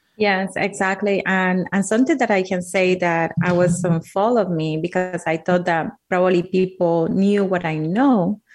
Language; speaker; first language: English; non-native, fluent; Spanish